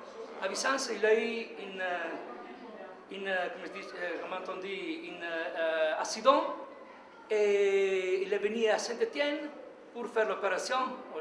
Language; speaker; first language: French; non-native, learner; Italian